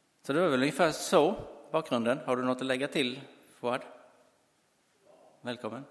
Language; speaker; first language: Swedish; native; Swedish